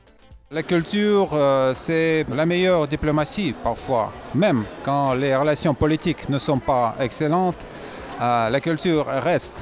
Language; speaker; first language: French; non-native, fluent; Russian